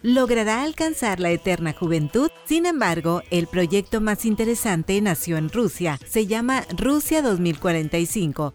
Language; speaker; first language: Spanish; native; Spanish